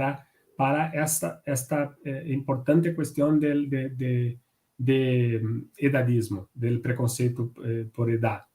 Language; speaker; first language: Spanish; non-native, fluent; Portuguese